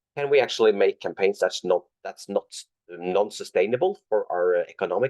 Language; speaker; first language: English; non-native, fluent; Norwegian